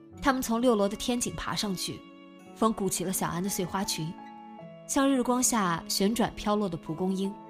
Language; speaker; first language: Chinese; native; Chinese